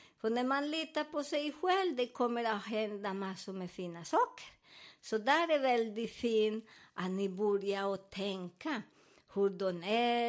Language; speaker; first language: Swedish; non-native, learner; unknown